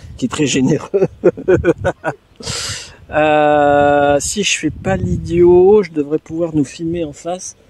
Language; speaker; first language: French; native; French